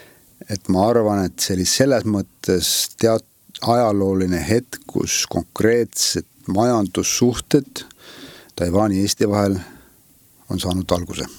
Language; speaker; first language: Estonian; native; Estonian